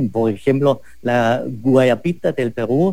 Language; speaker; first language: Spanish; non-native, fluent; German